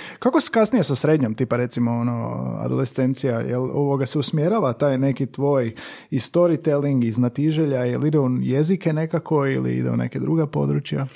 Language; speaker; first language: Croatian; native; Croatian